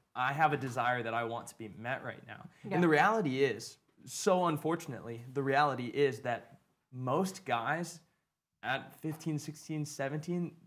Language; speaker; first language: English; native; English